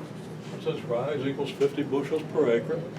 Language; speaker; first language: English; native; English